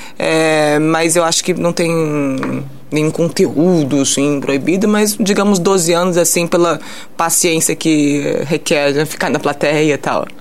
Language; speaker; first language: Portuguese; early bilingual, heritage; Portuguese